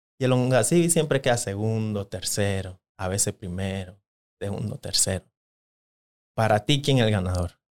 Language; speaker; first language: Spanish; non-native, local second language; Jamaican Creole English